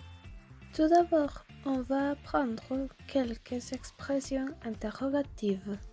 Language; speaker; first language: French; non-native, learner; Spanish